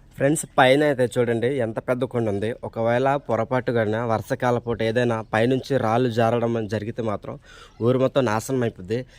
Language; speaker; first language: Telugu; native; Telugu